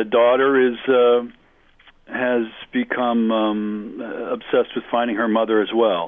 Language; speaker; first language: English; native; English